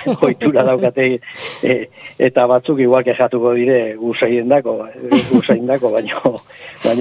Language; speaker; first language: Basque; non-native, local second language; Spanish